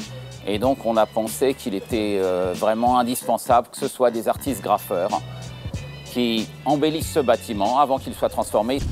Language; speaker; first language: French; native; French